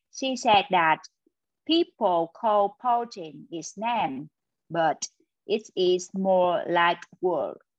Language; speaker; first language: English; non-native, learner; Vietnamese